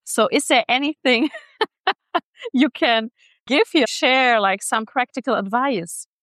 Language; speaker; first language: English; non-native, fluent; German